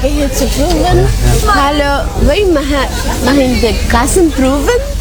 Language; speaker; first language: Dutch; non-native, learner; Spanish